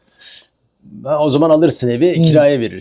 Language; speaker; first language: Turkish; native; Turkish